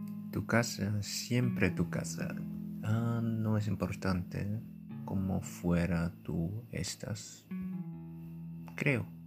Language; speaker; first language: Spanish; non-native, learner; German